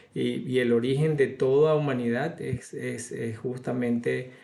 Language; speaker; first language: Spanish; native; Spanish